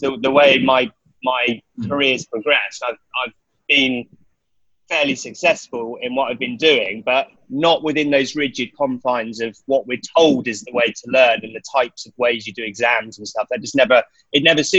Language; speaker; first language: English; native; English